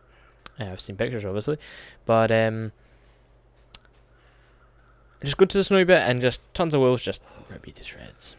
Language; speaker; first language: English; native; English